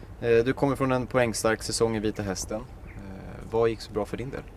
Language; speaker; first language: Swedish; native; Swedish